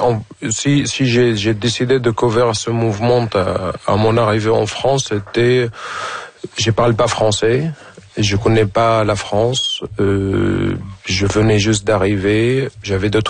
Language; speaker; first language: French; non-native, fluent; Arabic